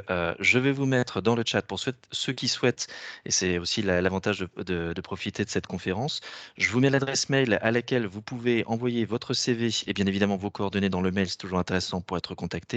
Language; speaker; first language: French; native; French